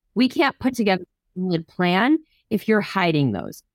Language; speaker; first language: English; native; English